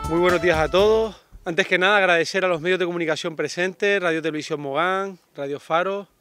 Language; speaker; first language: Spanish; native; Spanish